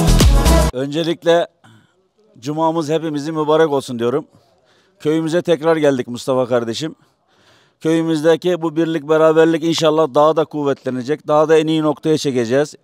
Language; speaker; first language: Turkish; native; Turkish